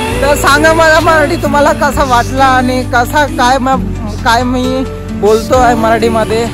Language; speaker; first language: Marathi; non-native, local second language; Hindi